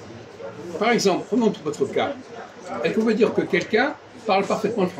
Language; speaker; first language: French; native; French